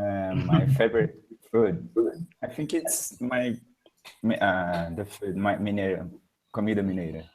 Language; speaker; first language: English; non-native, learner; Portuguese